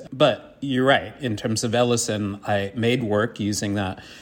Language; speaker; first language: English; native; English